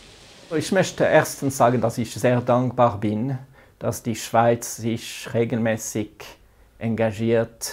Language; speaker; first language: German; non-native, local second language; French